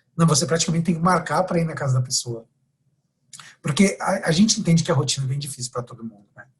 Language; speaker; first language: Portuguese; native; Portuguese